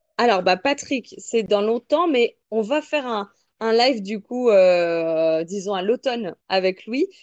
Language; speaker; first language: French; native; French